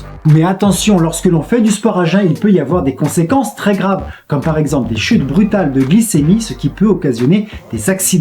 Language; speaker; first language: French; native; French